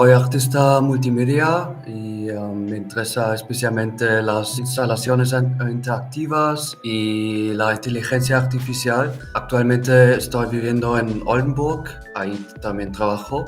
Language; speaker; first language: Spanish; non-native, fluent; German